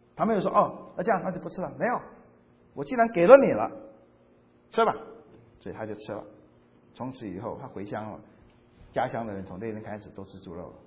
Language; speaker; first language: Chinese; native; Chinese